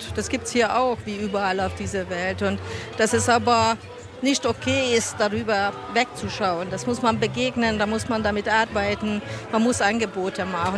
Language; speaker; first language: German; non-native, fluent; Hungarian